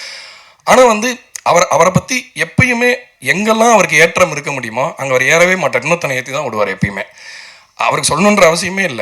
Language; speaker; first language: Tamil; native; Tamil